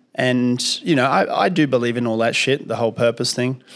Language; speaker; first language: English; native; English